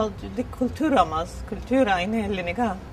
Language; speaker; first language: Greek; non-native, local second language; Turkish